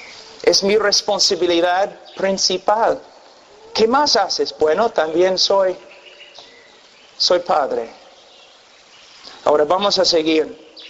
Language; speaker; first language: Spanish; non-native, fluent; English